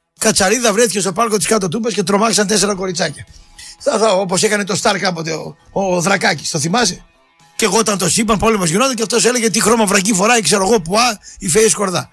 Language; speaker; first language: Greek; native; Greek